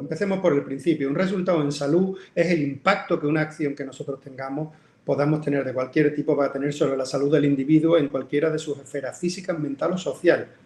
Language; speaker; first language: Spanish; native; Spanish